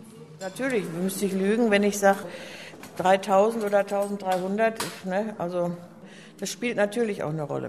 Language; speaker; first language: German; native; German